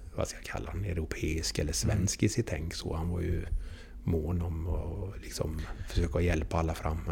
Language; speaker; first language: Swedish; native; Swedish